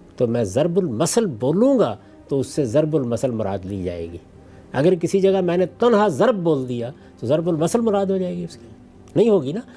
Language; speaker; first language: Urdu; non-native, local second language; Punjabi